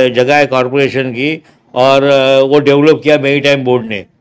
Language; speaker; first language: Hindi; non-native, local second language; Marathi